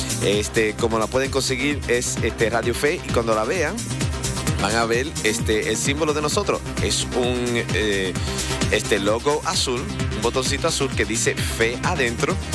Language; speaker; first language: Spanish; native; Spanish